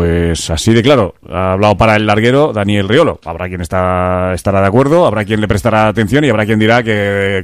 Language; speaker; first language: Spanish; native; Spanish